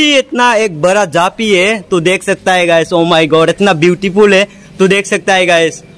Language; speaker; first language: Hindi; non-native, local second language; Assamese